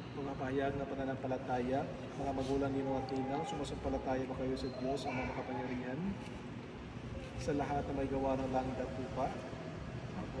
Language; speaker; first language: Filipino; native; Filipino